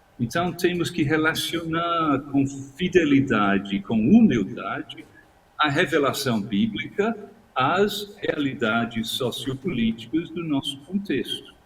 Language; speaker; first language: Portuguese; non-native, fluent; English